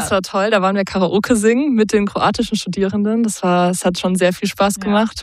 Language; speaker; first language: German; native; German